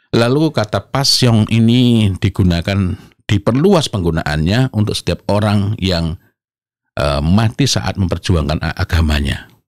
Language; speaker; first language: Indonesian; native; Indonesian